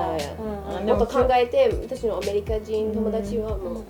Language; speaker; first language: Japanese; non-native, learner; English